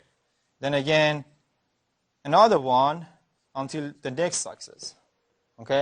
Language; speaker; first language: English; non-native, fluent; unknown